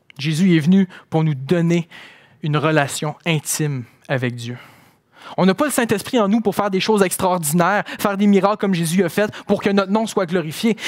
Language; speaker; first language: French; native; French